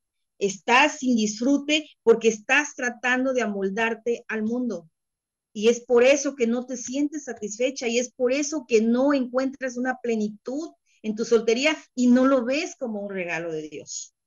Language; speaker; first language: Spanish; native; Spanish